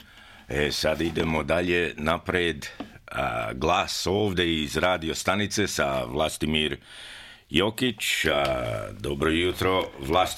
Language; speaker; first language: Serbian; early bilingual, heritage; Serbian